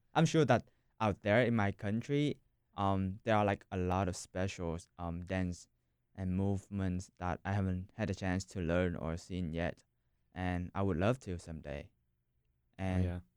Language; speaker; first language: English; non-native, fluent; Vietnamese